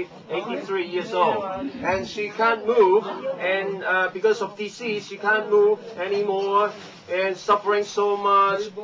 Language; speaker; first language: English; non-native, local second language; Chinese